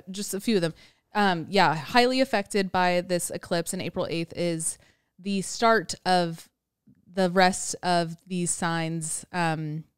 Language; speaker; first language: English; native; English